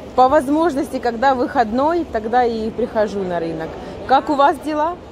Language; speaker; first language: Russian; native; Russian